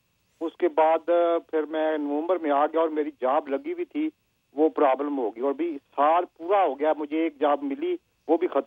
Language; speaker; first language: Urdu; non-native, local second language; Punjabi